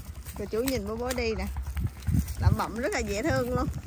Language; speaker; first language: Vietnamese; native; Vietnamese